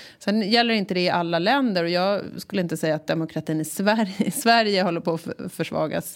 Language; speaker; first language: Swedish; native; Swedish